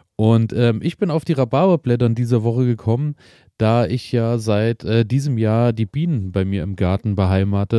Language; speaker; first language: German; native; German